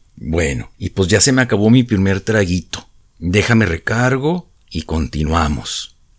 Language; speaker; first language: Spanish; native; Spanish